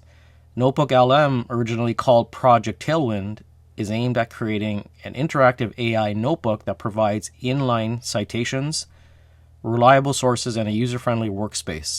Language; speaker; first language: English; native; English